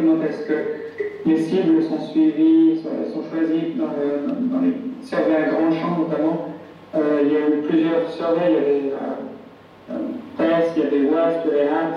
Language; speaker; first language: French; native; French